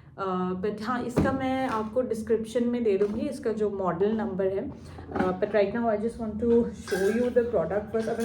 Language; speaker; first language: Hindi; non-native, local second language; Assamese